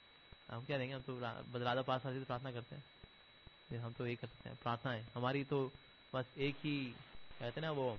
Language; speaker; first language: Hindi; native; Hindi